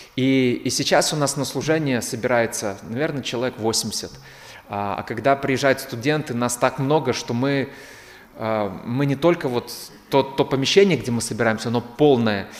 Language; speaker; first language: Russian; native; Russian